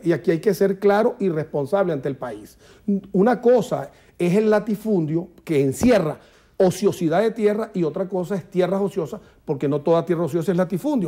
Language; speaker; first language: Spanish; native; Spanish